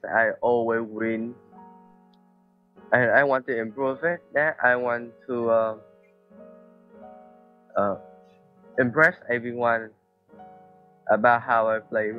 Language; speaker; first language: English; non-native, learner; Vietnamese